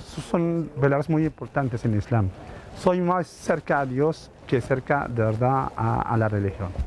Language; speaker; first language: Spanish; non-native, fluent; Arabic